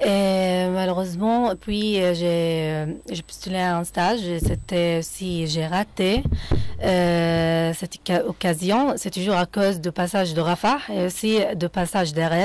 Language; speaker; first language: French; non-native, fluent; Arabic